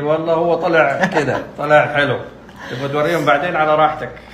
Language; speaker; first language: Arabic; native; Arabic